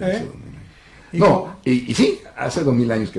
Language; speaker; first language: Spanish; native; Spanish